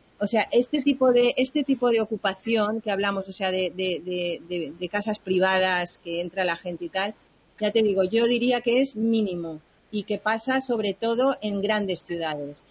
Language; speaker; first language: Spanish; native; Spanish